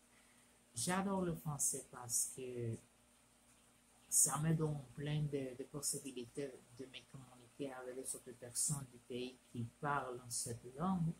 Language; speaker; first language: French; non-native, learner; Spanish